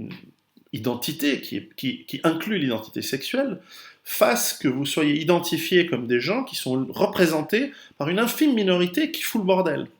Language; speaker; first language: French; native; French